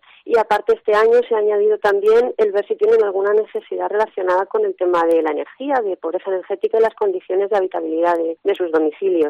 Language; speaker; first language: Spanish; native; Spanish